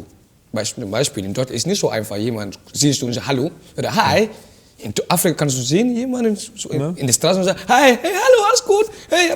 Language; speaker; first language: German; non-native, fluent; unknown